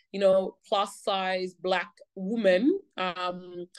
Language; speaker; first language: English; native; English